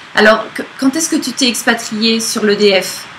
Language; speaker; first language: French; native; French